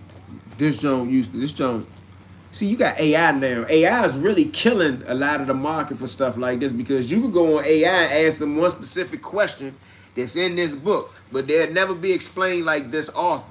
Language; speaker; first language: English; native; English